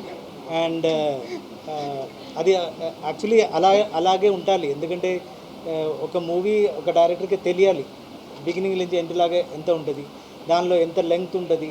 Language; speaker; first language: Telugu; non-native, fluent; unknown